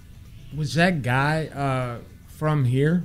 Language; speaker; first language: English; native; English